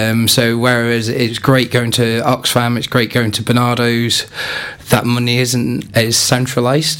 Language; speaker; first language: English; native; English